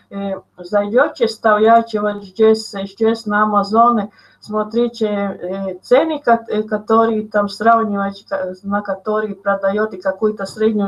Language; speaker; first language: Russian; non-native, local second language; Latvian